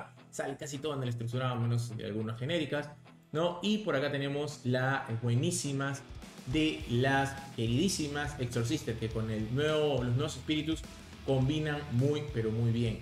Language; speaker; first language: Spanish; native; Spanish